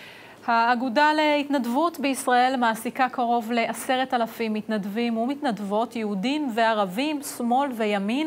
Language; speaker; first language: Hebrew; native; Hebrew